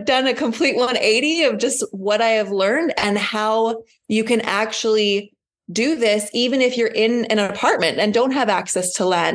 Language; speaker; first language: English; native; English